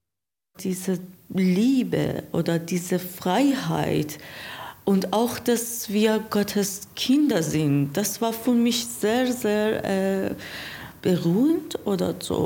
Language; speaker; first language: German; non-native, learner; Persian